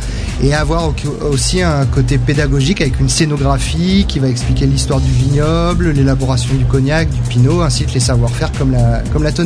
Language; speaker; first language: French; native; French